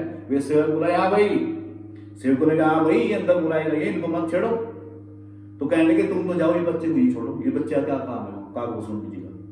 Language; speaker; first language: Hindi; native; Hindi